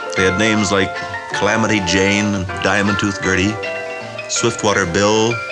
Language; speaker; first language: English; native; English